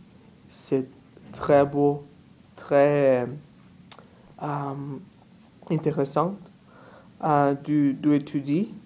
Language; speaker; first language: French; non-native, learner; Portuguese